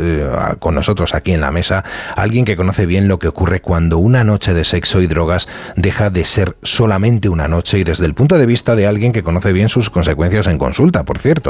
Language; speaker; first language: Spanish; native; Spanish